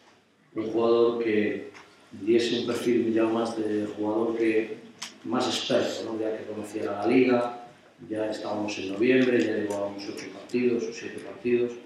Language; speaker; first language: Spanish; native; Spanish